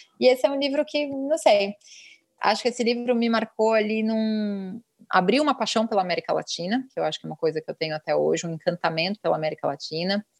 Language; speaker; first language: Portuguese; native; Portuguese